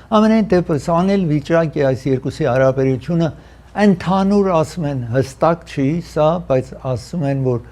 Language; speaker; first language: Armenian; early bilingual, heritage; Armenian